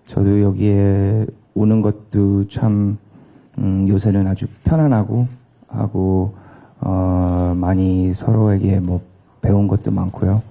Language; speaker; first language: Korean; early bilingual, heritage; Korean